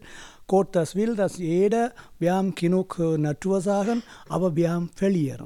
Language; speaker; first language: German; non-native, learner; Tamil